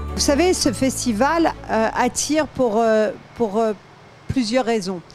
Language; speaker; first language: French; native; French